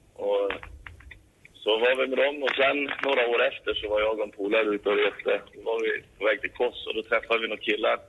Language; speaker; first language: Swedish; native; Swedish